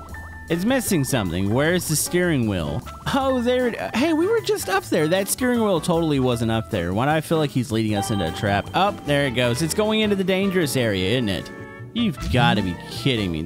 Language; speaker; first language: English; native; English